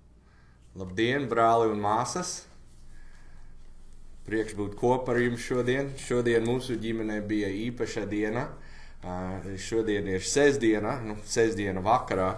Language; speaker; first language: Latvian; non-native, learner; English